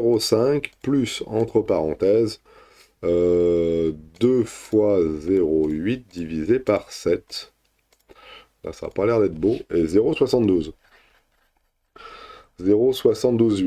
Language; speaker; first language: French; native; French